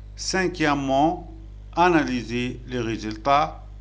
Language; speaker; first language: French; non-native, local second language; Arabic